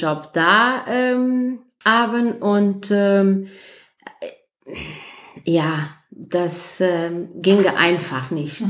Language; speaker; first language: German; non-native, fluent; Portuguese